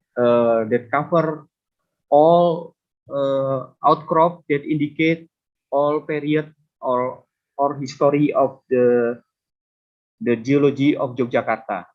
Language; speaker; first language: English; non-native, fluent; Indonesian